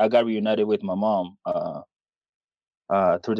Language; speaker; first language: English; non-native, fluent; Kinyarwanda